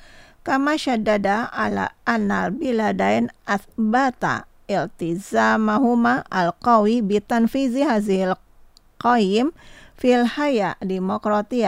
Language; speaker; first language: Arabic; non-native, fluent; Indonesian